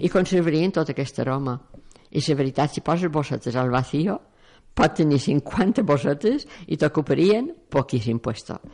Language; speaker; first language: Catalan; native; Catalan